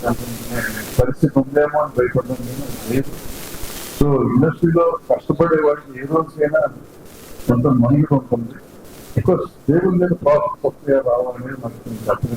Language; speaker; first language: Telugu; native; Telugu